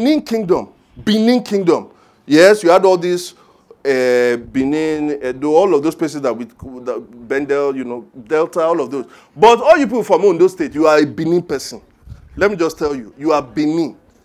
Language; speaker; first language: English; non-native, local second language; Yoruba